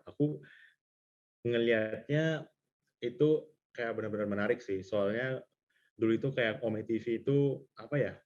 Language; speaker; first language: Indonesian; native; Indonesian